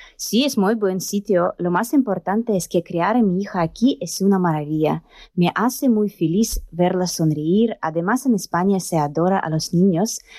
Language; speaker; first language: Spanish; non-native, learner; Russian